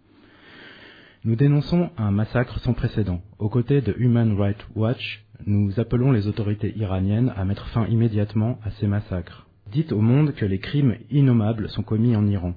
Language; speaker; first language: French; native; French